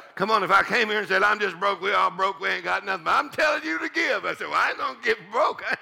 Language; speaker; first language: English; native; English